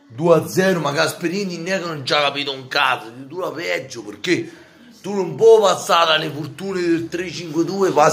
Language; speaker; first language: Italian; native; Italian